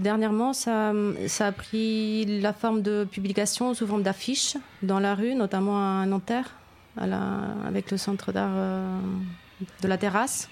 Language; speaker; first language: French; non-native, fluent; Italian